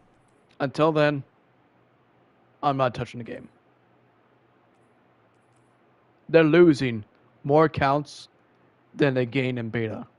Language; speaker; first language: English; native; English